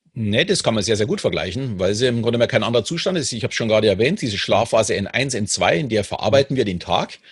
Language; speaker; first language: German; native; German